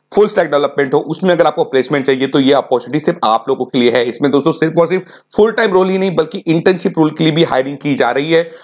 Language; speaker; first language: Hindi; native; Hindi